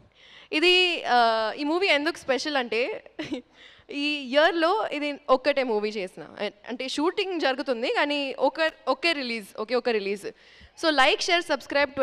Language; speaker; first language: Telugu; non-native, local second language; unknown